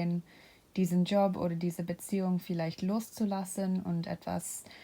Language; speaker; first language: German; non-native, fluent; English